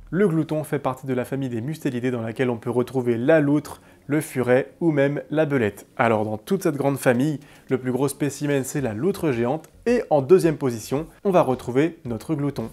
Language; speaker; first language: French; native; French